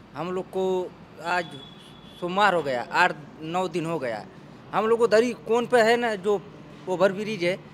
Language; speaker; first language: Hindi; native; Hindi